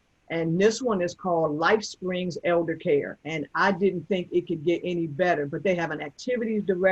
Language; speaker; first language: English; native; English